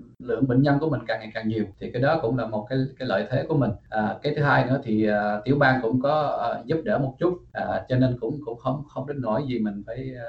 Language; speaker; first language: Vietnamese; early bilingual, heritage; Vietnamese